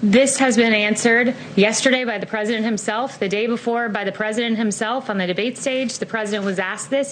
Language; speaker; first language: English; native; English